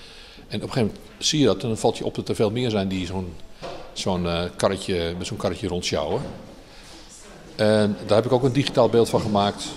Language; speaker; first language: Dutch; native; Dutch